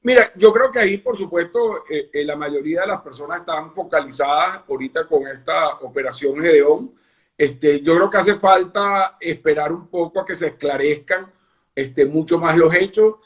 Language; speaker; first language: Spanish; native; Spanish